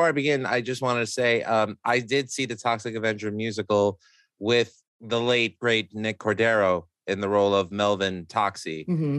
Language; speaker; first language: English; native; English